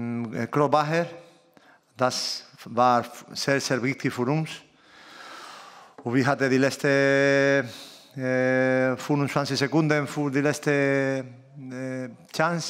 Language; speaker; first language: German; non-native, learner; Spanish